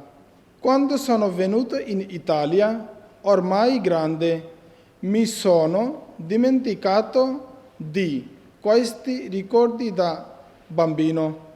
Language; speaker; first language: Italian; non-native, fluent; Bangla